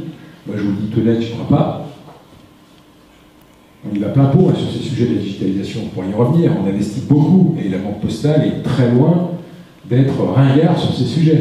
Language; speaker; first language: French; native; French